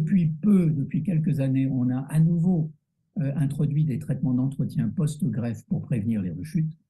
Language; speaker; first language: French; native; French